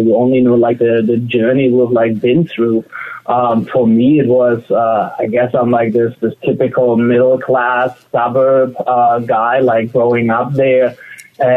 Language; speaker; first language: English; non-native, fluent; German